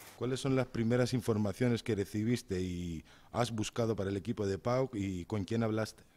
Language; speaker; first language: Spanish; non-native, learner; Greek